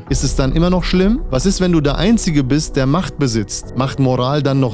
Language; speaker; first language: German; native; German